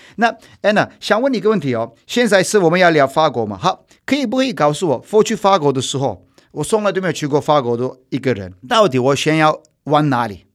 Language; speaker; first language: Chinese; non-native, fluent; Turkish